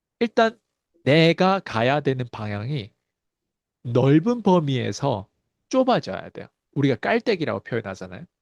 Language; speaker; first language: Korean; early bilingual, heritage; Korean